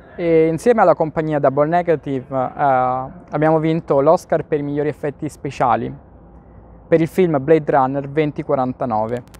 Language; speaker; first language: Italian; native; Italian